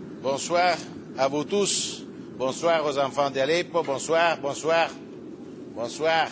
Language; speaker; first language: French; non-native, fluent; Italian